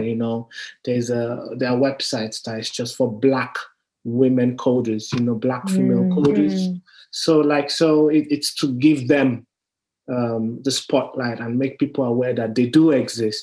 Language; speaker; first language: English; non-native, local second language; Yoruba